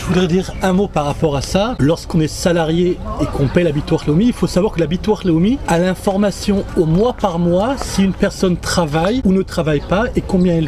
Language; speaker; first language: French; native; French